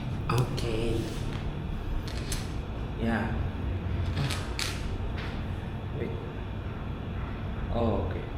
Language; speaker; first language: English; non-native, local second language; Indonesian